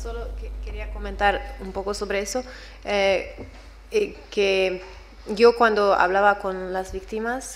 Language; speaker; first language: Spanish; non-native, learner; English